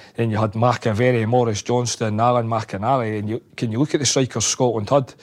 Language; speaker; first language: English; native; English